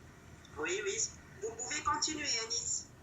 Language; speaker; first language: French; non-native, local second language; Arabic